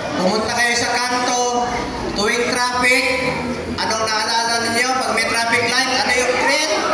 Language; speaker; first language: Filipino; non-native, local second language; Cebuano